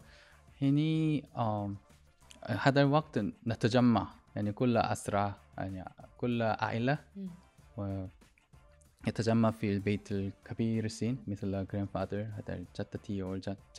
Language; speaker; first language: Arabic; non-native, learner; Korean